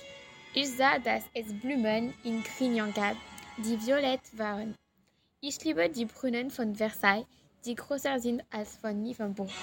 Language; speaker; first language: German; non-native, learner; French